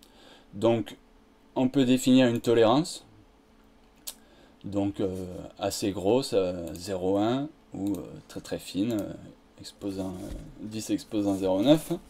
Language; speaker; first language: French; native; French